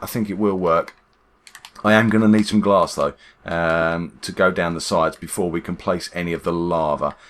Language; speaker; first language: English; native; English